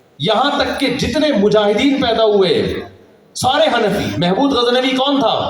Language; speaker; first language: Urdu; native; Urdu